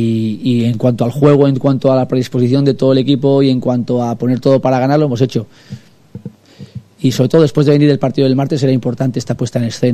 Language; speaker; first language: Spanish; native; Spanish